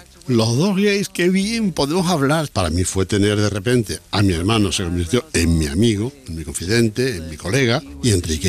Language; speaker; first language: Spanish; native; Spanish